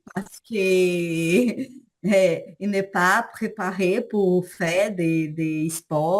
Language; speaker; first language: French; non-native, learner; Portuguese